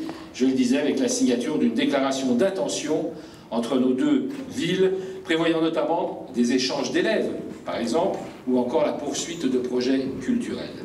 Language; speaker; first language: French; native; French